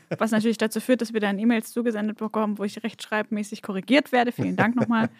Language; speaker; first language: German; native; German